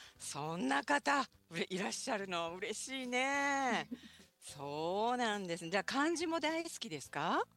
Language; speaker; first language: Japanese; native; Japanese